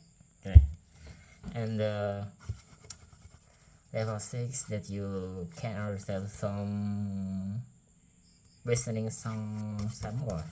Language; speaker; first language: English; non-native, learner; Indonesian